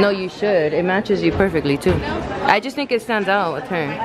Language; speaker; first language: English; early bilingual, other home language; Spanish